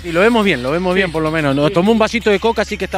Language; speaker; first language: Spanish; native; Spanish